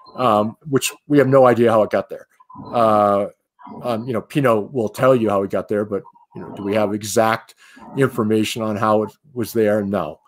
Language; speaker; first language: English; native; English